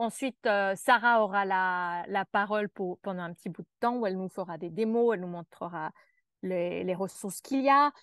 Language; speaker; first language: French; native; French